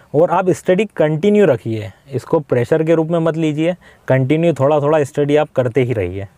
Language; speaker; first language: Hindi; native; Hindi